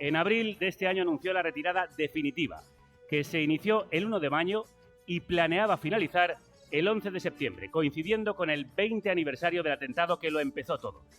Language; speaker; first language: Spanish; native; Spanish